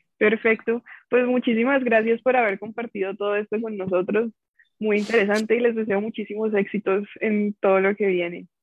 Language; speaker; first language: Spanish; native; Spanish